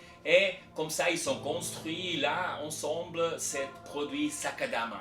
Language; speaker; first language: French; non-native, local second language; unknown